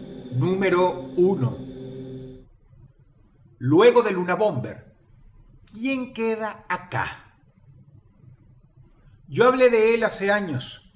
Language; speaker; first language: Spanish; native; Spanish